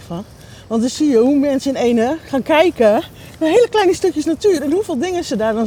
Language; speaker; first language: Dutch; native; Dutch